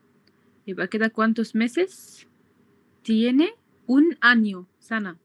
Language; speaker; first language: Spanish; non-native, fluent; Arabic